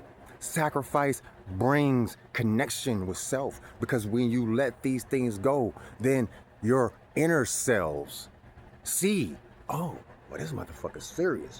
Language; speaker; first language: English; native; English